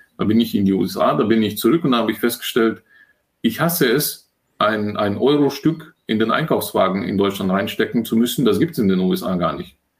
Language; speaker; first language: German; early bilingual, other home language; Russian